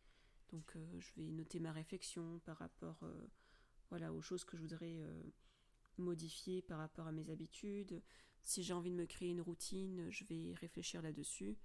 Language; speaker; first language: French; native; French